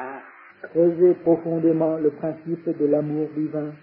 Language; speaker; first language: French; non-native, fluent; Vietnamese